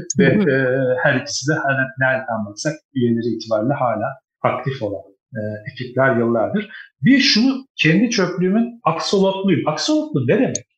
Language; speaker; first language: Turkish; native; Turkish